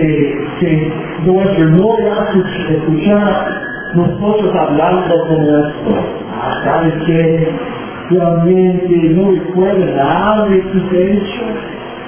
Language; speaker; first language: Spanish; non-native, fluent; English